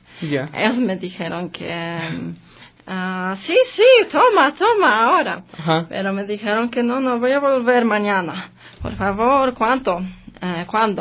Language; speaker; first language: Spanish; non-native, learner; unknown